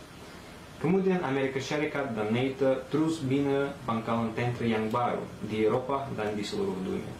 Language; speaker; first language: Malay; non-native, fluent; Russian